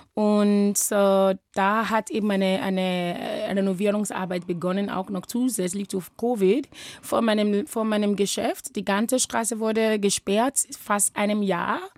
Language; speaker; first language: German; non-native, fluent; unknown